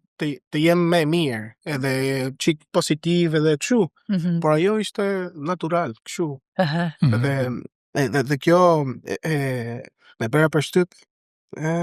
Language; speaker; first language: Albanian; non-native, learner; Spanish